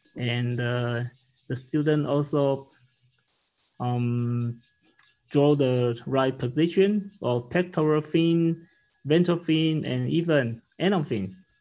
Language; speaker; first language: English; non-native, learner; Chinese